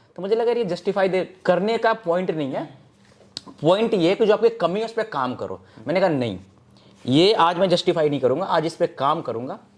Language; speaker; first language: Hindi; native; Hindi